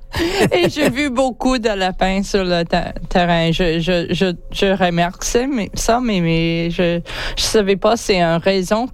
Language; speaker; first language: French; non-native, learner; English